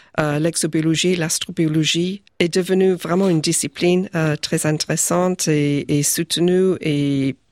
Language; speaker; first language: French; non-native, fluent; English